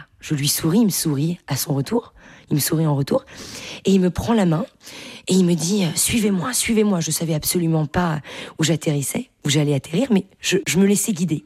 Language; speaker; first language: French; native; French